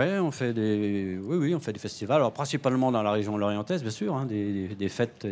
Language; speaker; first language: French; native; French